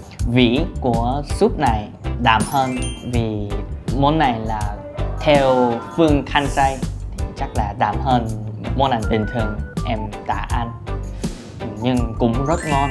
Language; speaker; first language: Vietnamese; non-native, fluent; Korean